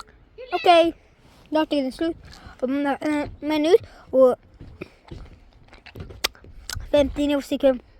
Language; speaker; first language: Swedish; early bilingual, other home language; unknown